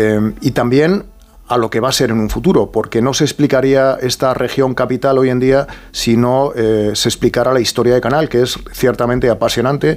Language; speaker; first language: Spanish; native; Spanish